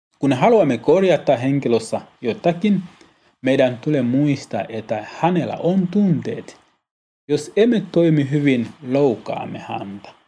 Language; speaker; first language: Finnish; non-native, learner; Swahili